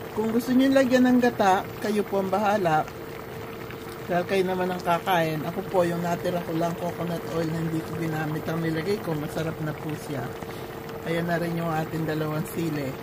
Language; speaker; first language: Filipino; native; Filipino